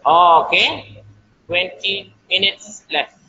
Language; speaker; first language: English; non-native, learner; Indonesian